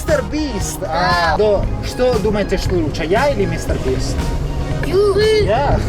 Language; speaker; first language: Russian; non-native, learner; Italian